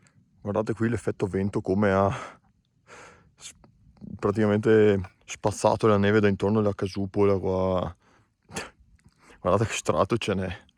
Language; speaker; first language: Italian; native; Italian